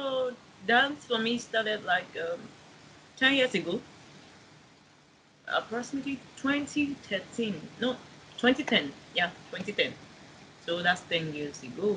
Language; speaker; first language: English; non-native, local second language; Igbo